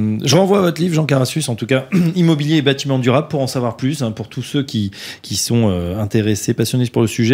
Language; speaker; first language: French; native; French